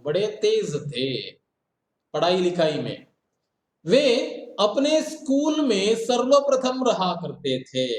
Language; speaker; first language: Hindi; non-native, local second language; Kannada